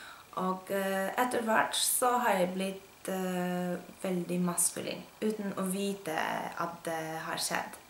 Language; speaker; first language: Norwegian; non-native, fluent; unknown